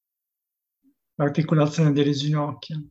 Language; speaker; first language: Italian; native; Italian